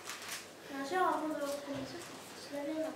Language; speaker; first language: French; native; French